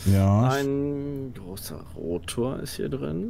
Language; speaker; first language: German; native; German